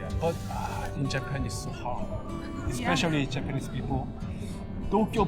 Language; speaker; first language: English; non-native, learner; Japanese